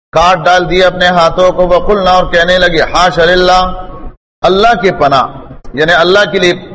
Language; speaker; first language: Urdu; non-native, local second language; Pashto